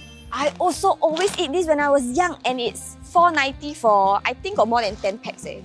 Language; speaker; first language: English; native; English